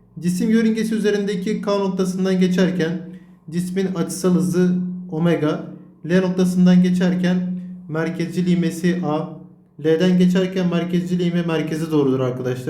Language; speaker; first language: Turkish; native; Turkish